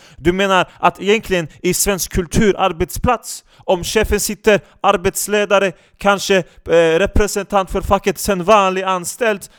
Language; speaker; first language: Swedish; non-native, fluent; Turkish